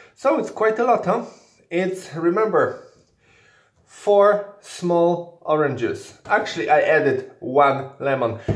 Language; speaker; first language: English; non-native, fluent; Polish